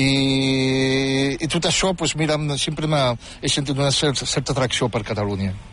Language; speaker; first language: Catalan; non-native, fluent; Riffian